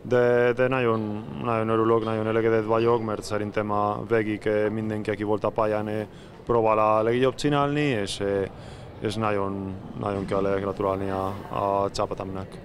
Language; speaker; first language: Hungarian; non-native, learner; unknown